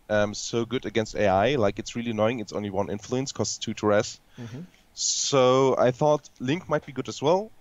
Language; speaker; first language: English; non-native, fluent; German